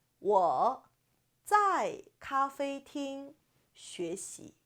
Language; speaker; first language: Chinese; non-native, fluent; Korean